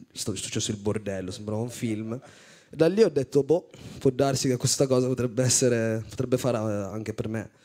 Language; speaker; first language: Italian; early bilingual, other home language; Amharic